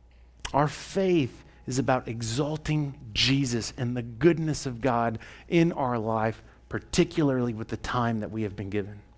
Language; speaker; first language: English; native; English